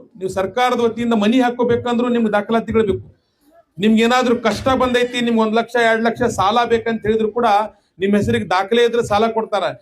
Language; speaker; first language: Kannada; non-native, local second language; Urdu